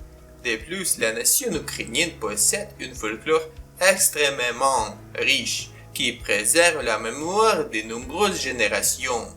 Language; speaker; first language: French; non-native, fluent; Ukrainian